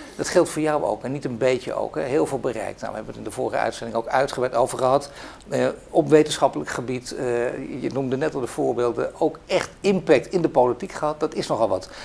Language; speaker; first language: Dutch; native; Dutch